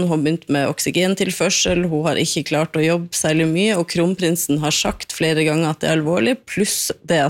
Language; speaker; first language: Norwegian; native; Norwegian